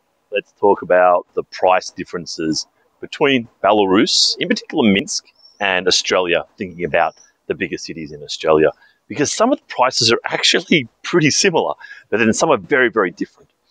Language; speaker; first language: English; native; English